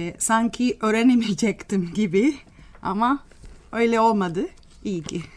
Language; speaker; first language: Turkish; non-native, fluent; Spanish